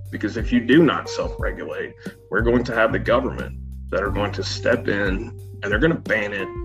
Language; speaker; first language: English; native; English